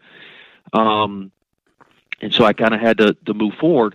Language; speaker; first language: English; native; English